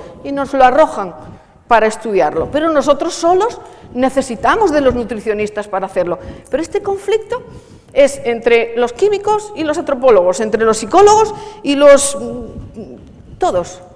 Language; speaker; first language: Spanish; native; Spanish